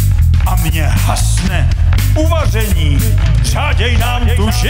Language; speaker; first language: Czech; native; Czech